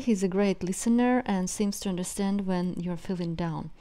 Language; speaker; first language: English; non-native, fluent; Russian